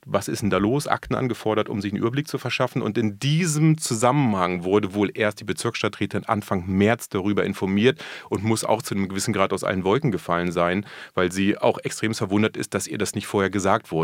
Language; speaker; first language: German; native; German